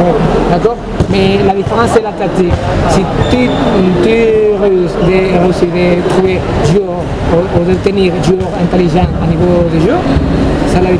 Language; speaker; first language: French; non-native, fluent; Spanish